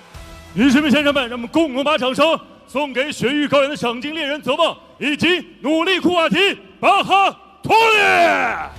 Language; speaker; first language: Chinese; native; Chinese